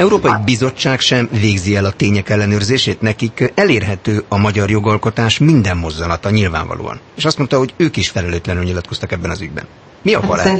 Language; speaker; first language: Hungarian; native; Hungarian